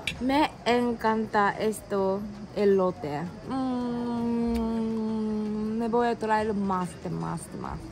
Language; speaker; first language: Spanish; non-native, learner; Japanese